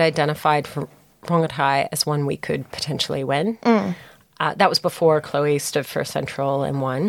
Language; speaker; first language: English; native; English